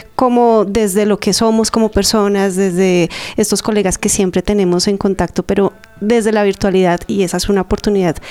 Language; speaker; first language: Spanish; native; Spanish